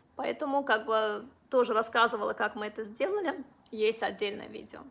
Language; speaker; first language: Russian; non-native, local second language; Uzbek